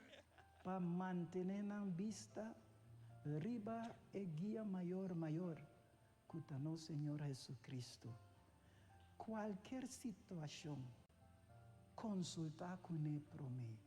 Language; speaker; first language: Spanish; non-native, learner; Papiamento